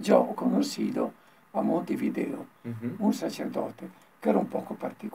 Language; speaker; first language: Spanish; non-native, learner; Italian